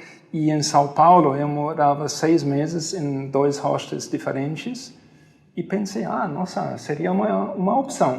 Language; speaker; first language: Portuguese; non-native, fluent; German